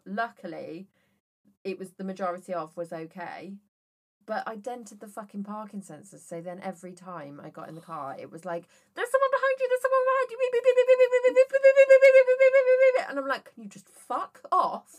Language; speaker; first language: English; native; English